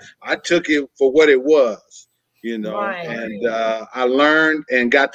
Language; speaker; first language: English; native; English